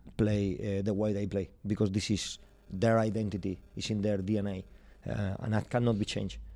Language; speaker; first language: English; non-native, fluent; Spanish